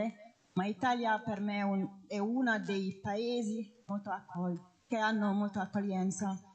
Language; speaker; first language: Italian; non-native, fluent; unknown